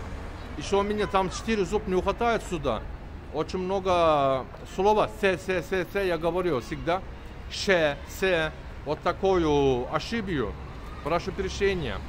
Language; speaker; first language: Russian; non-native, learner; Turkish